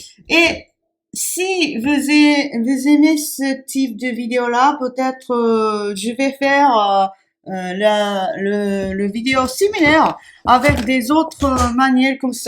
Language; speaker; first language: French; non-native, fluent; Japanese